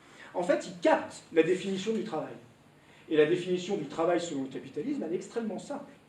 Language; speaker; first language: French; native; French